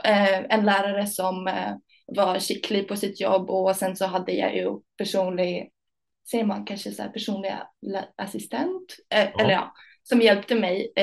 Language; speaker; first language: Swedish; early bilingual, other home language; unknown